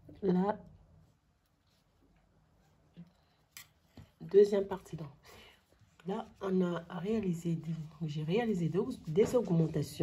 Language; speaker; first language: French; non-native, local second language; Arabic